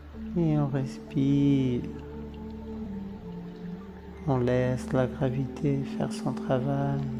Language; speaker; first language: French; non-native, fluent; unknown